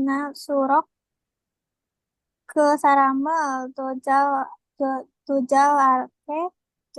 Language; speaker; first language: Korean; non-native, learner; Indonesian